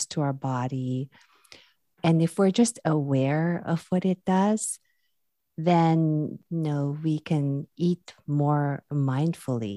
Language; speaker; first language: English; non-native, local second language; Filipino